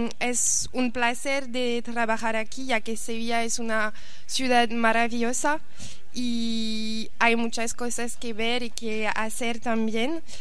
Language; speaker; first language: Spanish; non-native, fluent; French